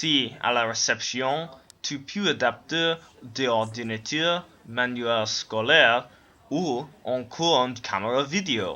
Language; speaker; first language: French; non-native, learner; English